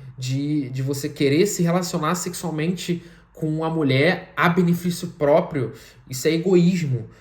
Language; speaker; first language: Portuguese; native; Portuguese